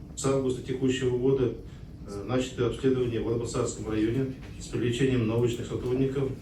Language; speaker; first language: Russian; non-native, local second language; Kazakh